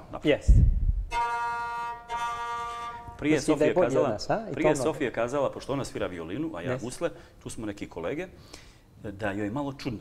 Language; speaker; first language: Serbian; native; Serbian